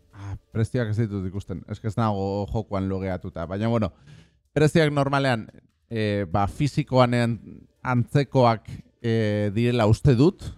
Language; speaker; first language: Basque; non-native, local second language; Spanish